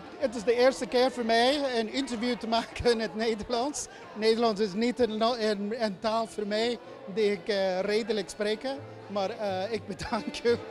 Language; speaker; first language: Dutch; non-native, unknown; English